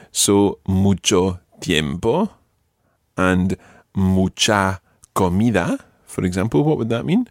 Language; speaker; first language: Spanish; non-native, fluent; English